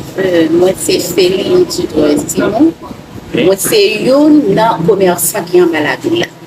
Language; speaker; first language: Haitian Creole; native; Haitian Creole